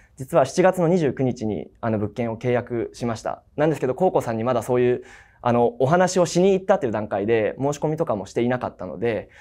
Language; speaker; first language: Japanese; native; Japanese